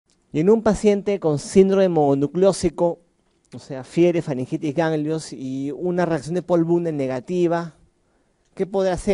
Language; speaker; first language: Spanish; native; Spanish